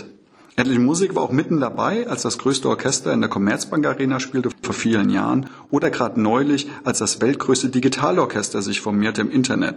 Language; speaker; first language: German; native; German